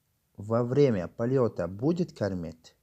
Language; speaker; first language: Russian; non-native, local second language; Tajik